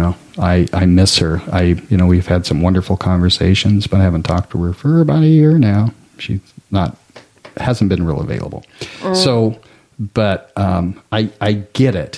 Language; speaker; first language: English; native; English